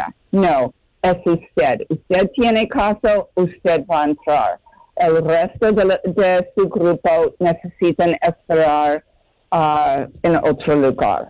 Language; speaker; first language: Spanish; non-native, learner; English